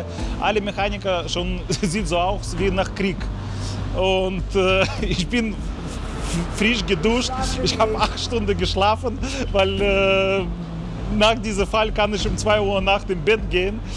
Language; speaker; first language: German; non-native, learner; Russian